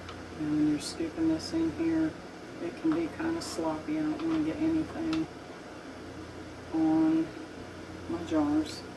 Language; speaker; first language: English; native; English